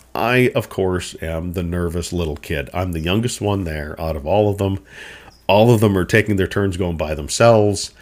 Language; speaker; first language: English; native; English